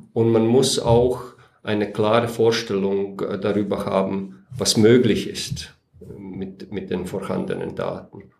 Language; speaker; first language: German; non-native, fluent; Latvian